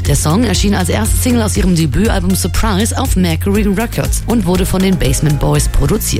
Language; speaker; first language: German; native; German